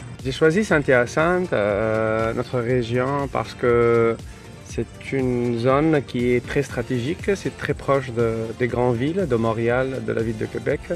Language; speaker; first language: French; non-native, local second language; Arabic